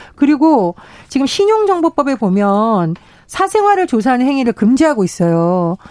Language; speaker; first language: Korean; native; Korean